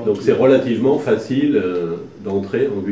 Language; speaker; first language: French; non-native, fluent; Spanish